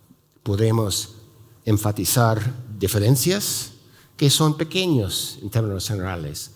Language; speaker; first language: Spanish; non-native, fluent; English